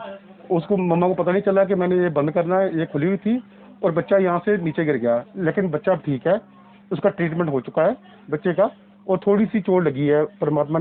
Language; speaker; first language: Hindi; non-native, local second language; Punjabi